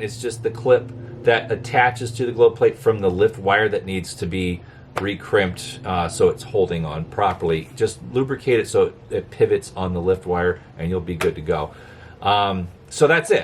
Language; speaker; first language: English; native; English